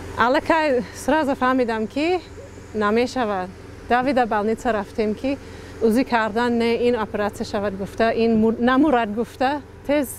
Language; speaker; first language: Tajik; non-native, learner; English